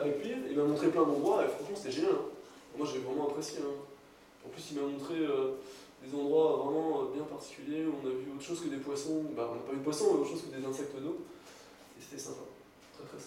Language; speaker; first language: French; native; French